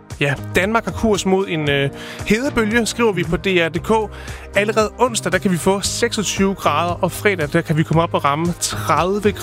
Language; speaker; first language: Danish; native; Danish